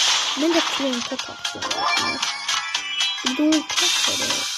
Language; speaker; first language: Turkish; non-native, learner; Azerbaijani